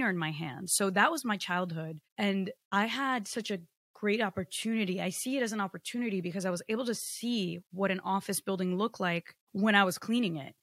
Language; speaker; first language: English; early bilingual, other home language; Portuguese